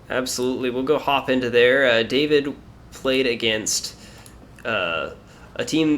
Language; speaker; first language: English; native; English